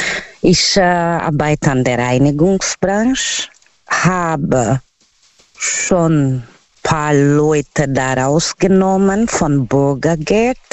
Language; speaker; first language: German; non-native, learner; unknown